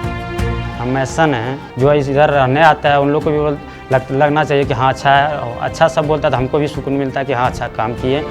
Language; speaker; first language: Hindi; non-native, local second language; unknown